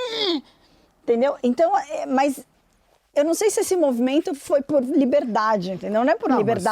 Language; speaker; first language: Portuguese; native; Portuguese